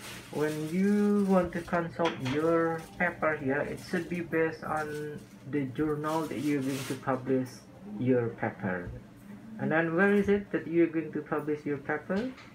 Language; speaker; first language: English; non-native, fluent; Indonesian